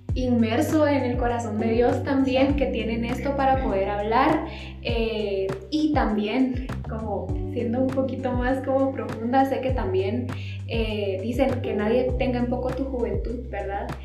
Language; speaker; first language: Spanish; native; Spanish